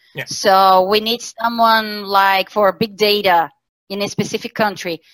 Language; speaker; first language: English; non-native, fluent; Portuguese